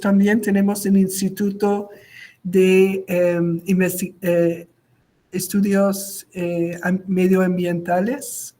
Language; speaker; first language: Spanish; non-native, local second language; French